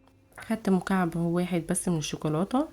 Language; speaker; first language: Arabic; native; Arabic